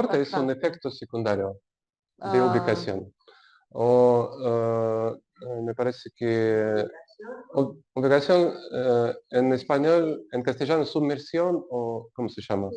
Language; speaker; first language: Spanish; non-native, learner; Russian